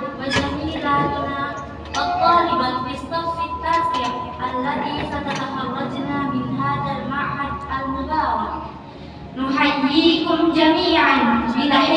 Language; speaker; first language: Arabic; non-native, learner; Indonesian